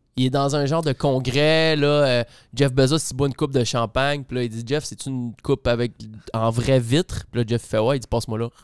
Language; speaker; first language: French; native; French